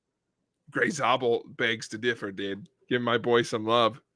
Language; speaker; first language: English; native; English